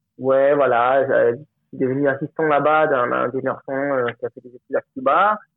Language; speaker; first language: French; non-native, fluent; Spanish